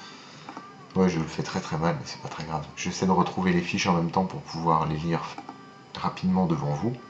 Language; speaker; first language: French; native; French